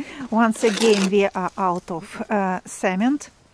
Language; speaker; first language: English; non-native, fluent; Russian